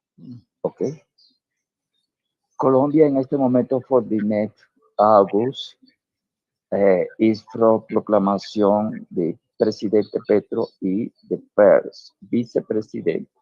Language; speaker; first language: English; non-native, learner; Spanish